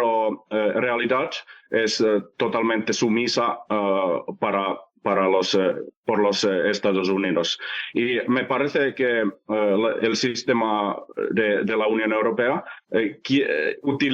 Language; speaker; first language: Spanish; non-native, fluent; Finnish